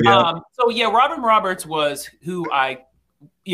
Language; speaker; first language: English; native; English